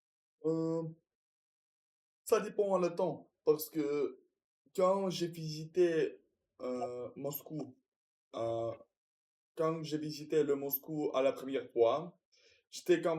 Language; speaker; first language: French; non-native, learner; Russian